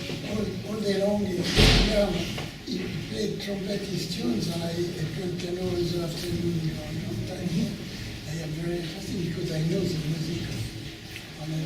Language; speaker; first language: English; non-native, learner; French